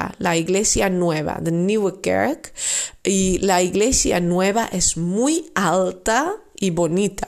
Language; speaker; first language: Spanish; non-native, fluent; Dutch